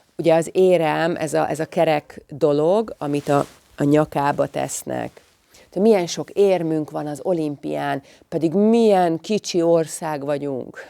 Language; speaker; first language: Hungarian; native; Hungarian